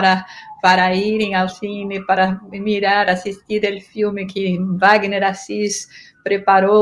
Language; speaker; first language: Portuguese; non-native, fluent; Spanish